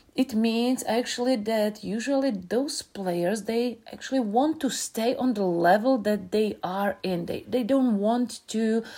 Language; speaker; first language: English; non-native, fluent; Czech